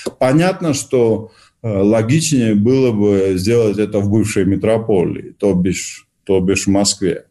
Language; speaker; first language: Russian; non-native, local second language; Georgian